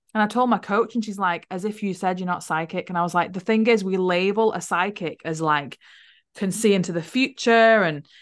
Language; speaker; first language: English; native; English